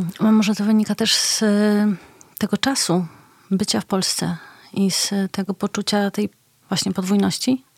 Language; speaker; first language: Polish; native; Polish